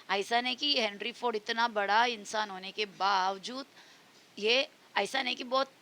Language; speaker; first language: Hindi; non-native, local second language; Marathi